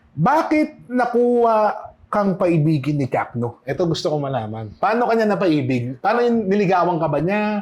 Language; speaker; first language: Filipino; native; Filipino